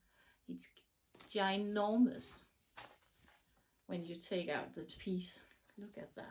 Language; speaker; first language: English; non-native, fluent; Danish